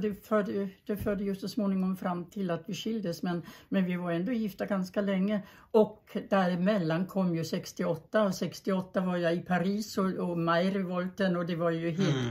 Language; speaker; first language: Swedish; early bilingual, other home language; German